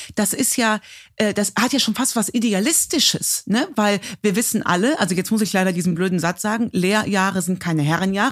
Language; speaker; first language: German; native; German